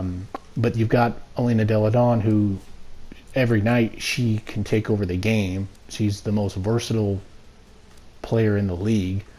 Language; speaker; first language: English; native; English